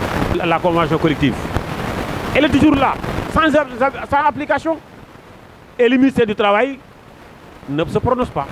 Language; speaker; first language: French; non-native, local second language; Wolof